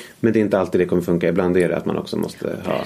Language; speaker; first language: Swedish; native; Swedish